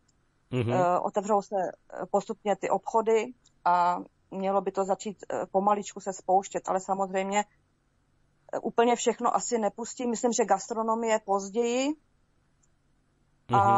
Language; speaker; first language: Czech; native; Czech